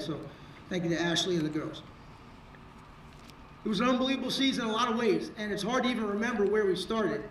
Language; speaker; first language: English; native; English